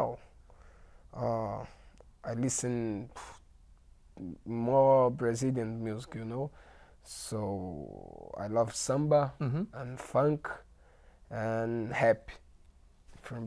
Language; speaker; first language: English; non-native, learner; Portuguese